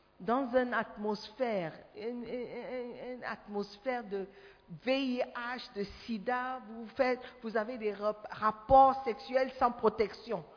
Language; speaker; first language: French; non-native, fluent; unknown